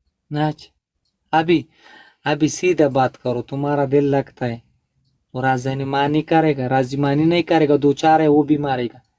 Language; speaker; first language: Hindi; non-native, local second language; Pashto